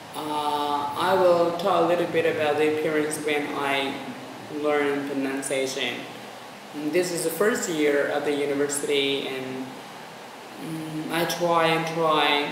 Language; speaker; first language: English; non-native, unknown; Vietnamese